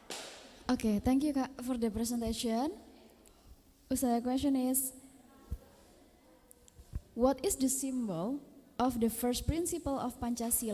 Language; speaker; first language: English; non-native, fluent; Indonesian